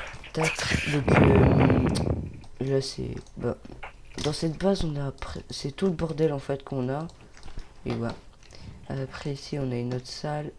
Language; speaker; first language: French; native; French